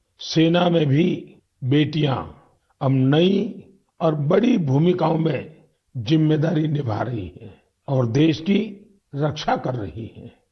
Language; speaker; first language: Hindi; non-native, local second language; Gujarati